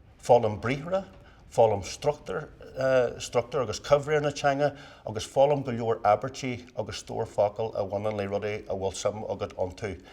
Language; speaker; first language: Irish; non-native, local second language; English